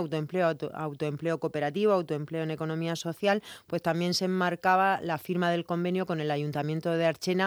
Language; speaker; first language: Spanish; native; Spanish